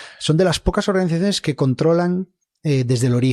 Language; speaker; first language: Spanish; native; Spanish